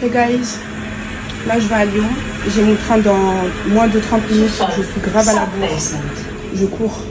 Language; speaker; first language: French; native; French